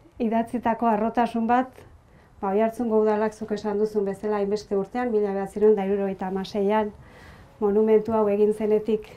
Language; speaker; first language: Basque; native; Basque